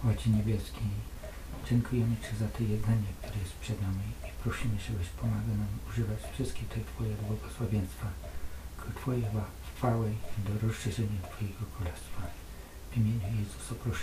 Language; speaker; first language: Polish; non-native, fluent; English